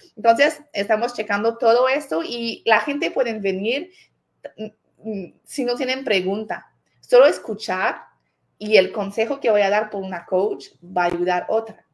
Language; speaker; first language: Spanish; non-native, fluent; French